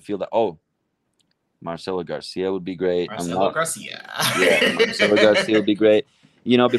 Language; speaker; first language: English; non-native, fluent; Turkish